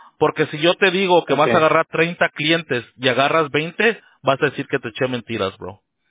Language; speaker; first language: Spanish; early bilingual, heritage; Spanish